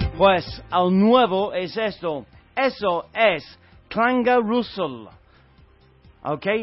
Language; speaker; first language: Spanish; non-native, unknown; English